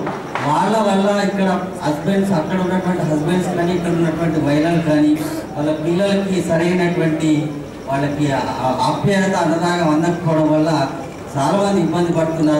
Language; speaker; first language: Telugu; native; Telugu